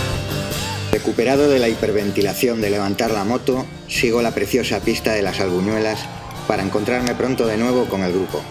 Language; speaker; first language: Spanish; native; Spanish